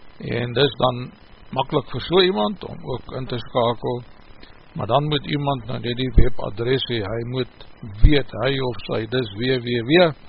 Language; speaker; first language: Afrikaans; native; Afrikaans